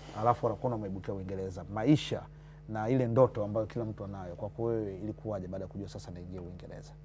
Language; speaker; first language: Swahili; native; Swahili